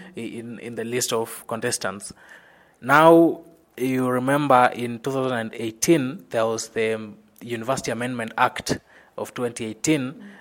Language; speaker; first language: English; non-native, local second language; Luyia